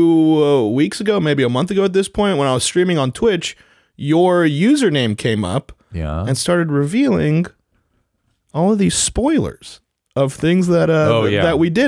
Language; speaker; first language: English; native; English